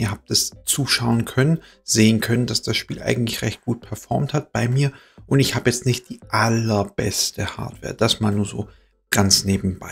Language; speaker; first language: German; native; German